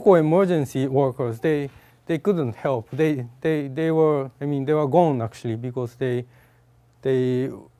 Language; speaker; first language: English; non-native, fluent; Japanese